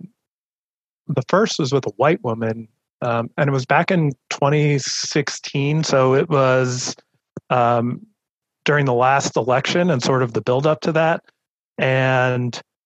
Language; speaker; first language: English; native; English